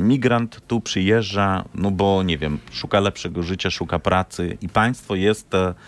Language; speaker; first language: Polish; non-native, fluent; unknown